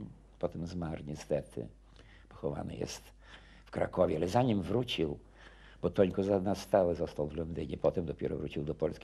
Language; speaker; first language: Polish; native; Polish